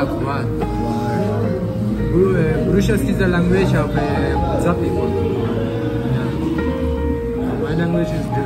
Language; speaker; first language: English; non-native, learner; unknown